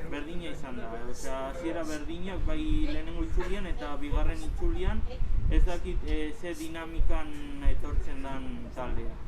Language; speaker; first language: Basque; native; Basque